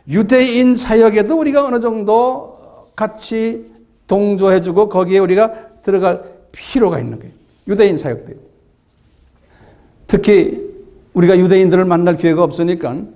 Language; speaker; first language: Korean; native; Korean